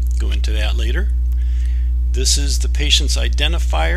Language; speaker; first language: English; native; English